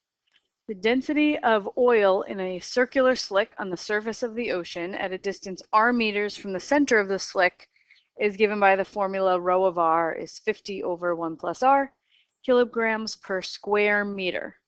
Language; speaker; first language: English; native; English